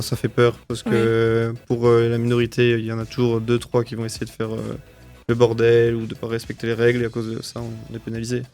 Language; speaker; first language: French; native; French